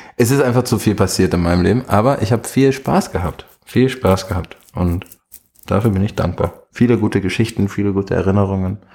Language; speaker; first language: German; early bilingual, other home language; Arabic